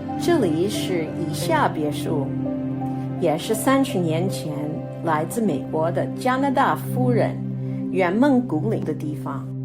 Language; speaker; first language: Chinese; non-native, fluent; English